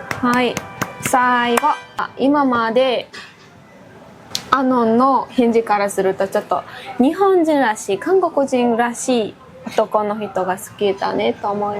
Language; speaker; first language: Japanese; non-native, fluent; Mongolian